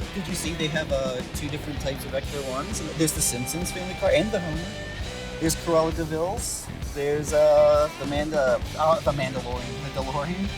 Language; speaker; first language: English; native; English